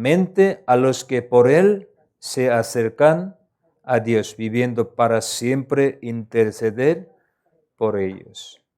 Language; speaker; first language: Spanish; non-native, learner; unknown